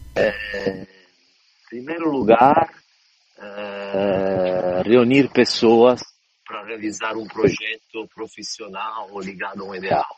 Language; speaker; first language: Portuguese; non-native, fluent; Italian